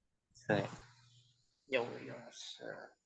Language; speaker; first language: Chinese; non-native, learner; Indonesian